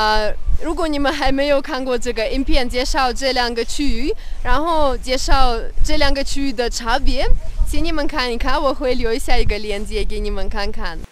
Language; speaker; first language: Chinese; non-native, fluent; Russian